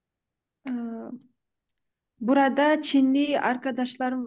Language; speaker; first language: Turkish; non-native, learner; Kyrgyz